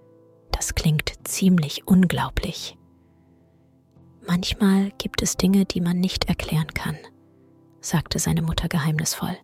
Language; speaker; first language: German; native; German